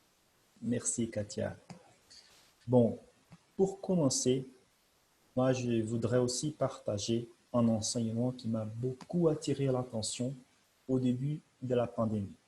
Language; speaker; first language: French; non-native, fluent; Portuguese